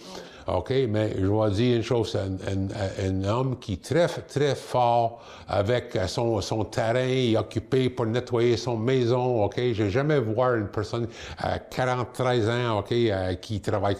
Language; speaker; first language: French; non-native, local second language; English